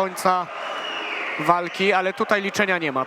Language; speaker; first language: Polish; native; Polish